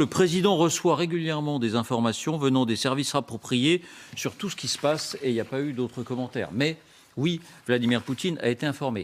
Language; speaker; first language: French; native; French